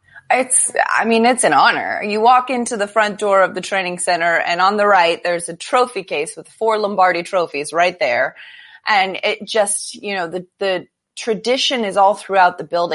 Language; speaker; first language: English; native; English